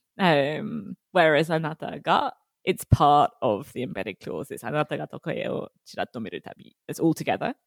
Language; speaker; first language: English; native; English